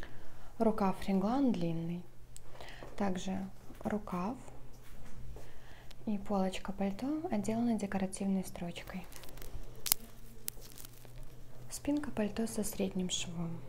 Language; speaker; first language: Russian; native; Russian